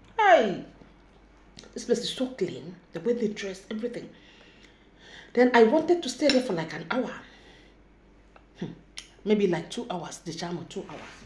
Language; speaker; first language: English; non-native, local second language; Ibibio